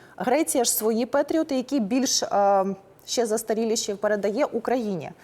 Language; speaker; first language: Ukrainian; native; Ukrainian